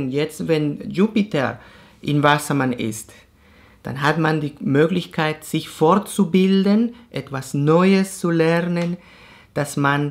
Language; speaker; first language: German; non-native, fluent; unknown